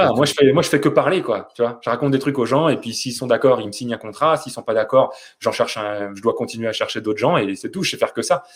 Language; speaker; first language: French; native; French